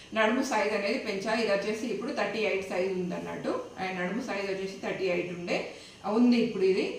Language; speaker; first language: Telugu; native; Telugu